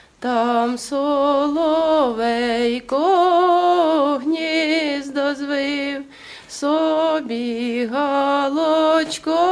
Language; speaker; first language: Ukrainian; native; Ukrainian